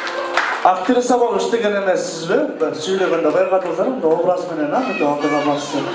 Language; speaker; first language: Kyrgyz; native; Kyrgyz